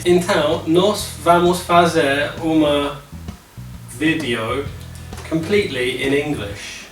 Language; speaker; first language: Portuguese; non-native, learner; English